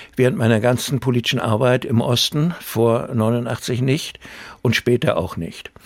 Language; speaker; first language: German; native; German